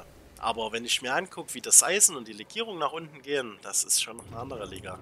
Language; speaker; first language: German; native; German